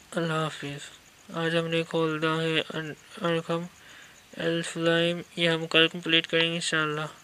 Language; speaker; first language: Urdu; non-native, local second language; Punjabi